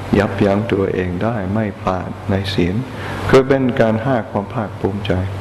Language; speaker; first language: Thai; non-native, fluent; English